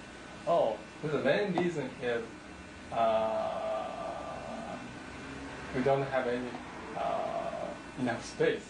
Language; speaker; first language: English; non-native, learner; Japanese